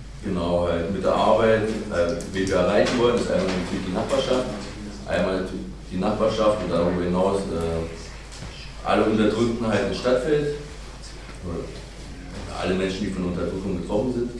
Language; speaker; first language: German; native; German